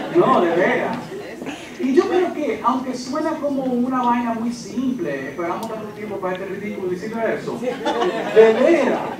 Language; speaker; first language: Spanish; early bilingual, heritage; Spanish